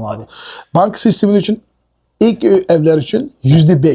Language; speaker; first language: Turkish; non-native, learner; Uyghur